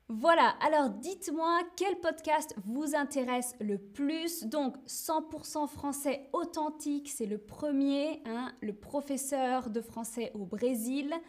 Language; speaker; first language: French; native; French